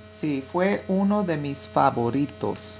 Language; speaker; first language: Spanish; non-native, learner; English